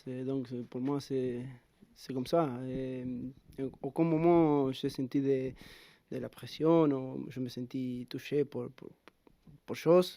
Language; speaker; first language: French; non-native, fluent; Spanish